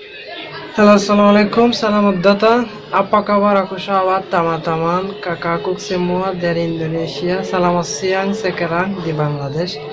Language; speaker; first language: Indonesian; non-native, learner; Bangla